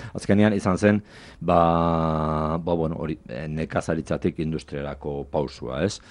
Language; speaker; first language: Basque; non-native, local second language; Spanish